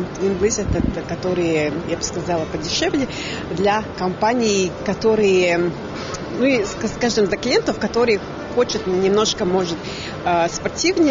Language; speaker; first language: Russian; non-native, fluent; Latvian